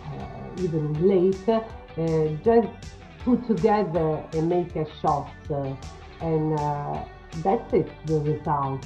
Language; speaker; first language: English; non-native, learner; Italian